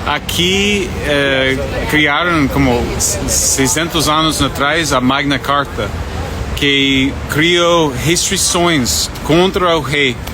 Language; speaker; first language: Portuguese; non-native, fluent; English